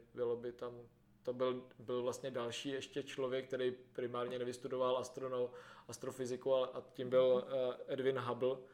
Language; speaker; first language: Czech; native; Czech